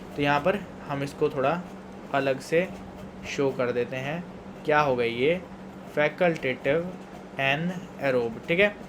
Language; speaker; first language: Hindi; non-native, local second language; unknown